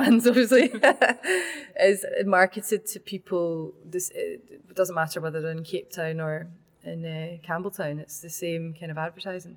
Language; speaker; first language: English; native; English